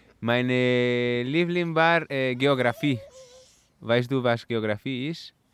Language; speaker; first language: German; non-native, learner; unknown